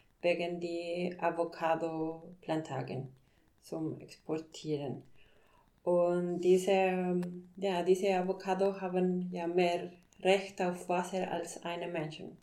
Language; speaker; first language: German; non-native, fluent; Spanish